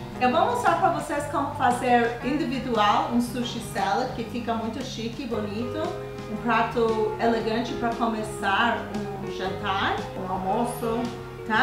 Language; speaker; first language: Portuguese; non-native, fluent; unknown